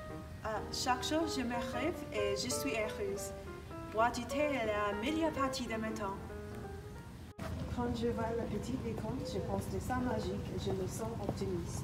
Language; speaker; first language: French; non-native, learner; English